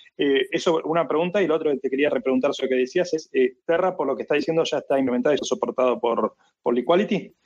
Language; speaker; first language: Spanish; native; Spanish